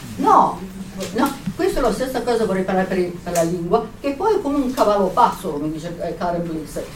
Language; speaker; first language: Italian; early bilingual, other home language; Serbian